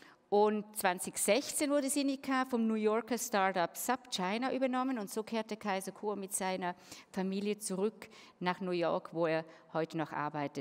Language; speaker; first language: German; native; German